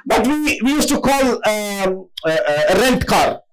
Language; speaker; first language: English; non-native, local second language; Telugu